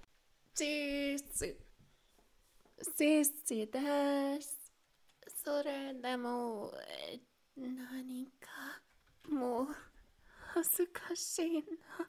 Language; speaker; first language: Japanese; non-native, learner; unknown